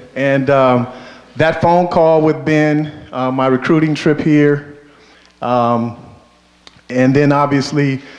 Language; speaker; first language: English; native; English